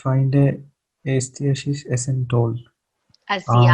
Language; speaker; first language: German; non-native, learner; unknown